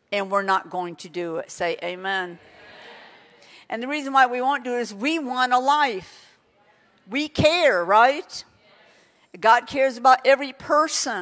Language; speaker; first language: English; native; English